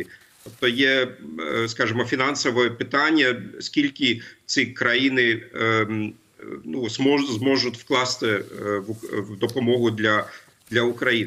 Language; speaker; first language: Ukrainian; non-native, fluent; German